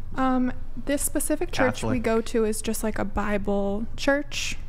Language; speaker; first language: English; native; English